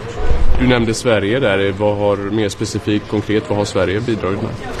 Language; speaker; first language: Swedish; native; Swedish